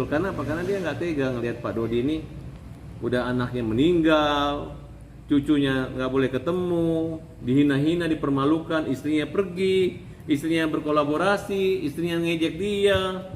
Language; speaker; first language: Indonesian; native; Indonesian